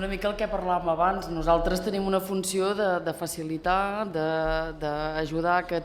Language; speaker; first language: Catalan; native; Catalan